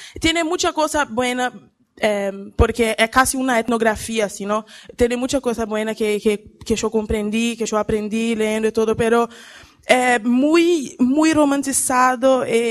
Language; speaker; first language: Portuguese; early bilingual, heritage; Portuguese